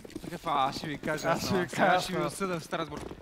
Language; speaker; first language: Bulgarian; native; Bulgarian